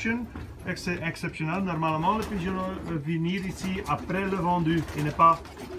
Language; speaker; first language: French; non-native, learner; Dutch